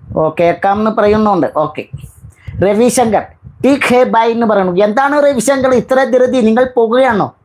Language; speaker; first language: Malayalam; non-native, learner; Bangla